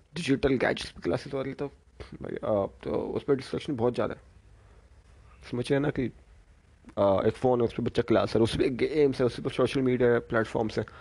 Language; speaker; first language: Hindi; native; Hindi